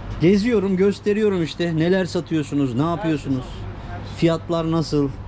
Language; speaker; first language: Turkish; native; Turkish